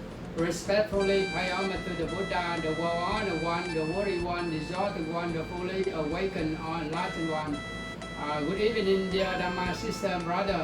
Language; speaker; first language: English; non-native, fluent; Vietnamese